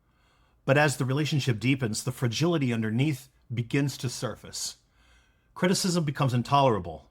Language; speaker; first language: English; native; English